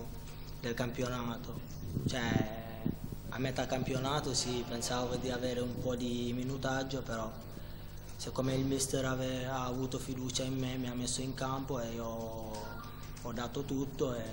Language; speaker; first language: Italian; non-native, fluent; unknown